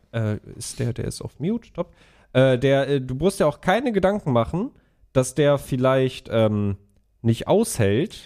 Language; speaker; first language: German; native; German